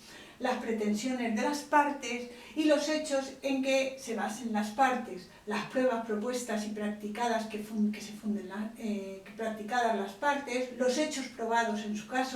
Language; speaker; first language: Spanish; native; Spanish